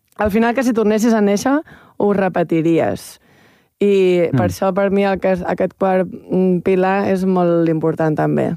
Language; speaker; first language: Catalan; native; Catalan